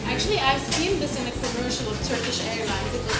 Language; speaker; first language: English; non-native, fluent; Turkish